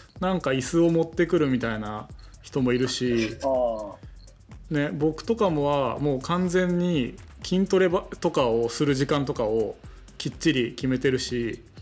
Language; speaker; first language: Japanese; native; Japanese